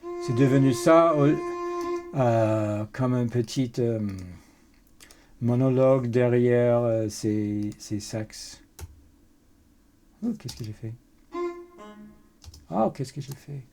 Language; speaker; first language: French; non-native, fluent; English